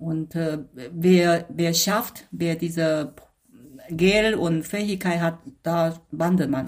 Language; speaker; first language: German; non-native, fluent; Chinese